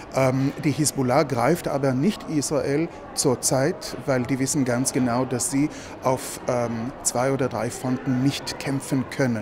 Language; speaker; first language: German; non-native, fluent; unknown